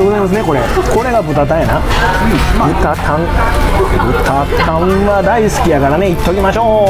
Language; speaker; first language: Japanese; native; Japanese